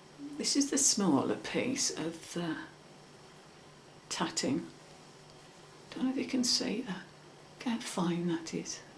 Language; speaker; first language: English; native; English